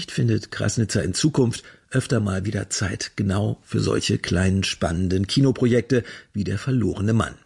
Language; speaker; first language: German; native; German